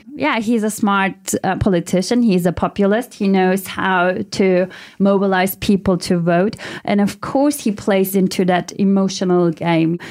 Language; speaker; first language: English; early bilingual, heritage; German